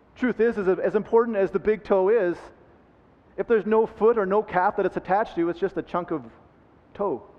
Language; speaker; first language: English; native; English